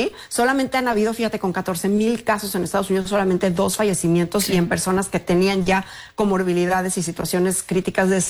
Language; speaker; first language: Spanish; native; Spanish